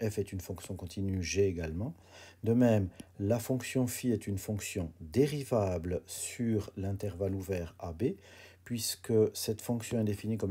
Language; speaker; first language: French; native; French